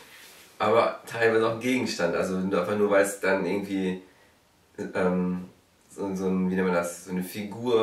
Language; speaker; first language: German; native; German